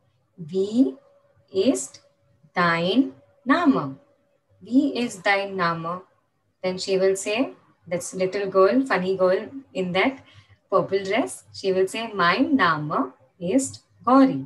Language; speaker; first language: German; non-native, fluent; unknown